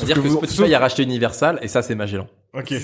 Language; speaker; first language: French; native; French